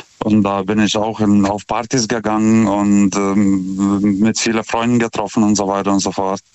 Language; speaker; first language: German; non-native, fluent; Lithuanian